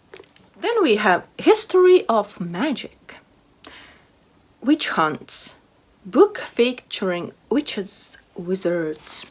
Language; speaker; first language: English; non-native, fluent; Latvian